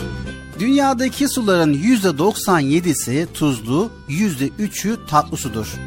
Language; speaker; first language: Turkish; native; Turkish